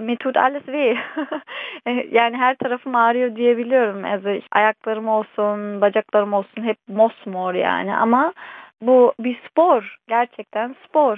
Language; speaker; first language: Turkish; early bilingual, heritage; Turkish